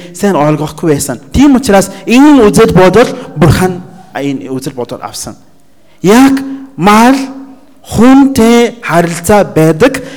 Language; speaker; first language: Mongolian; non-native, learner; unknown